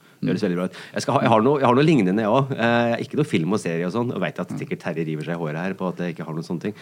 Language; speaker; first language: Norwegian; native; Norwegian